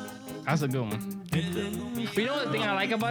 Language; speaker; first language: English; early bilingual, other home language; Spanish